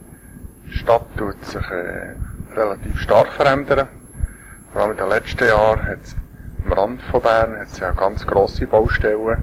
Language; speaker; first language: German; native; German